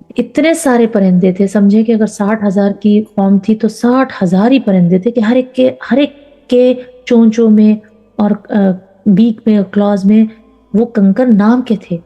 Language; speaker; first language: Urdu; native; Urdu